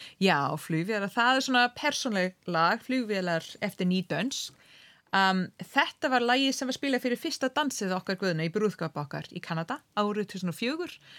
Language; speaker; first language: Icelandic; non-native, fluent; English